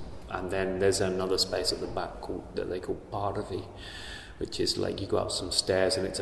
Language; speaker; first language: English; native; English